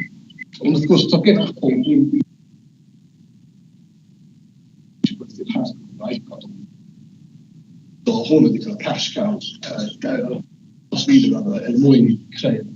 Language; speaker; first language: Welsh; native; Welsh